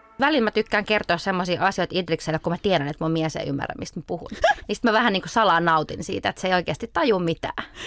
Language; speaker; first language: Finnish; early bilingual, other home language; Arabic